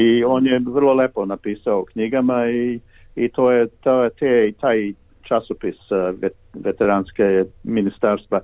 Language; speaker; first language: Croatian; early bilingual, heritage; Serbian